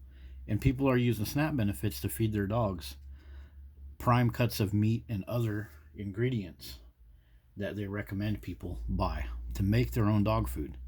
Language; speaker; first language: English; native; English